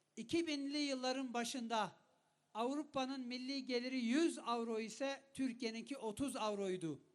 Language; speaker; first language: Turkish; non-native, local second language; Kurdish